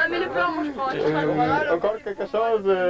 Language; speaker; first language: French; non-native, learner; Polish